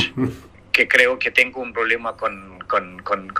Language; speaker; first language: Spanish; non-native, fluent; Danish